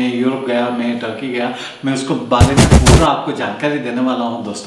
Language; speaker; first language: Hindi; non-native, local second language; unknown